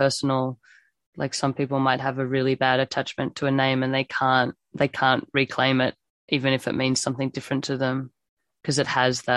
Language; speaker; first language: English; native; English